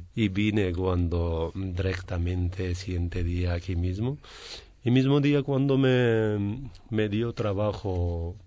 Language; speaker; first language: Spanish; non-native, learner; Pashto